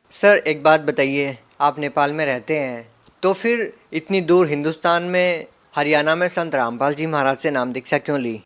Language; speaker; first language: Hindi; native; Hindi